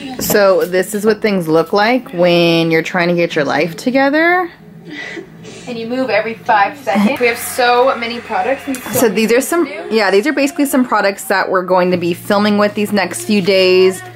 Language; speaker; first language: English; native; English